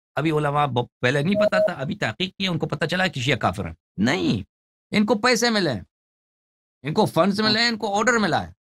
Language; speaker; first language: Urdu; native; Urdu